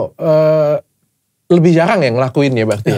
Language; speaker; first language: Indonesian; native; Indonesian